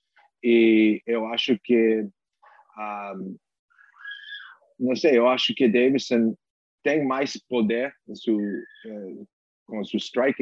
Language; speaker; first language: Portuguese; non-native, learner; English